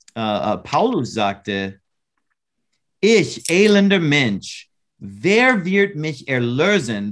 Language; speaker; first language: German; non-native, learner; English